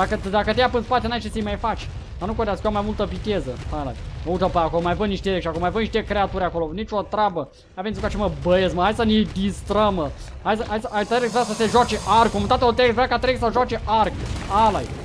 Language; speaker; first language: Romanian; native; Romanian